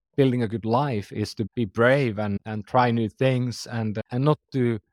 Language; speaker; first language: English; non-native, fluent; Finnish